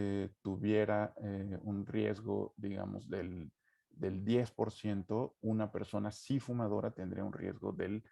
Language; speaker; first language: Spanish; native; Spanish